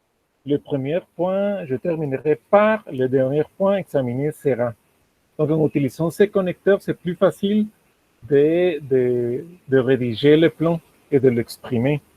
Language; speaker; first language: French; non-native, fluent; Spanish